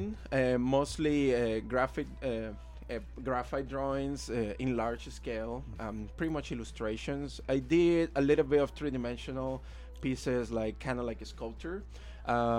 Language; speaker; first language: English; non-native, fluent; Spanish